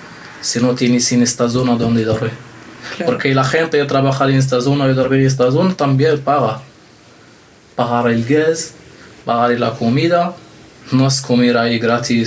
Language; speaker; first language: Spanish; non-native, learner; Arabic